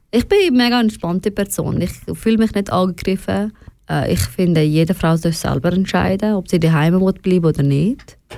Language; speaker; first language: German; non-native, fluent; Persian